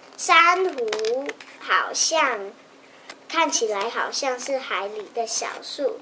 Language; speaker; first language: Chinese; native; Chinese